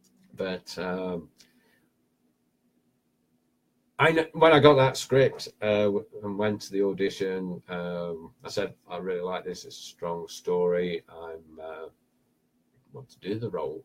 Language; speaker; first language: English; native; English